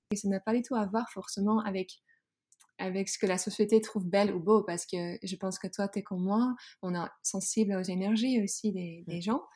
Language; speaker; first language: French; non-native, fluent; Dutch